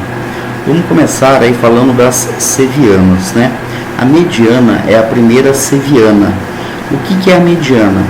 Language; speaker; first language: Portuguese; native; Portuguese